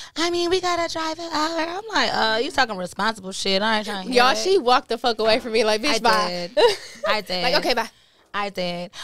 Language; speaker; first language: English; native; English